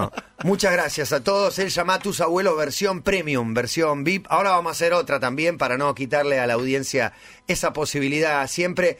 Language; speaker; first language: Spanish; native; Spanish